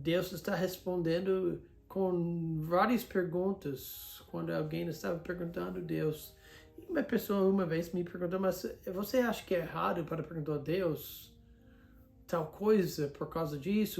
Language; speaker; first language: Portuguese; non-native, fluent; English